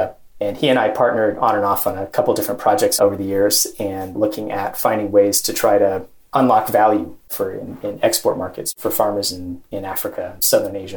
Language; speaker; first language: English; native; English